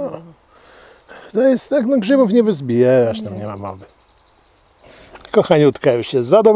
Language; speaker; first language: Polish; native; Polish